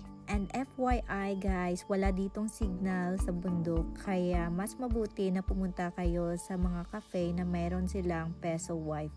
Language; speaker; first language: Filipino; non-native, local second language; Hiligaynon